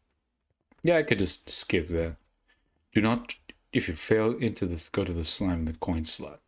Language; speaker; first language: English; native; English